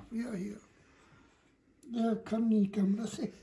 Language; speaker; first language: German; non-native, learner; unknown